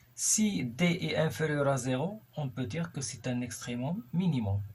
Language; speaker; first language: French; non-native, local second language; Arabic